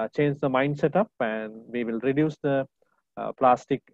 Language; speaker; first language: English; non-native, local second language; Sinhala